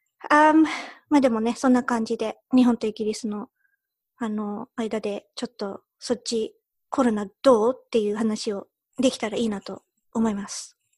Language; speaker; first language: Japanese; early bilingual, heritage; Japanese